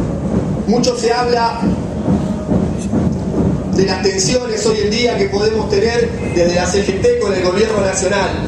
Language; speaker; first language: Spanish; native; Spanish